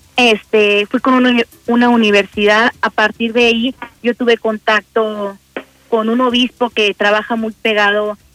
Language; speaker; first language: Spanish; native; Spanish